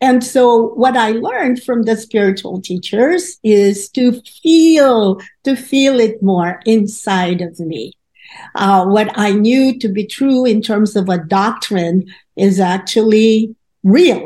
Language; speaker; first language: English; non-native, local second language; Filipino